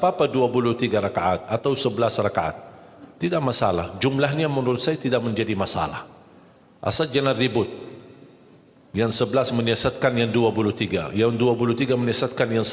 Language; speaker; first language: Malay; non-native, fluent; Arabic